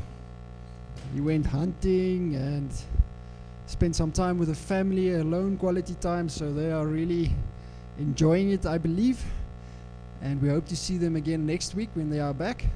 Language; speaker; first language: English; non-native, local second language; Afrikaans